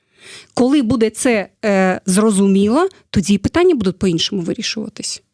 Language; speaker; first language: Ukrainian; non-native, fluent; Russian